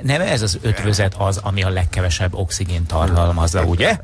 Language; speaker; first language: Hungarian; native; Hungarian